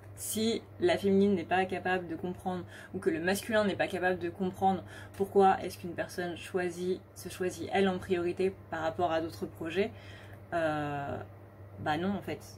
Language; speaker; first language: French; native; French